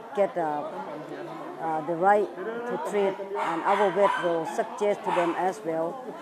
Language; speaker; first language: English; non-native, fluent; Thai